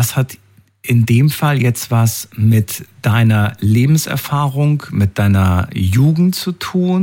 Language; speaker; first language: German; native; German